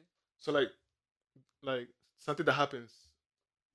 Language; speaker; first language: English; non-native, fluent; Spanish